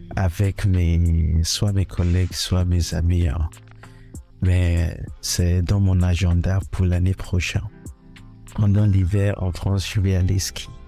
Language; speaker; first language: French; non-native, fluent; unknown